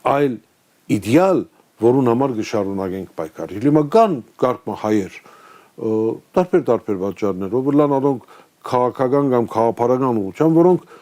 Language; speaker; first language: Armenian; early bilingual, heritage; Armenian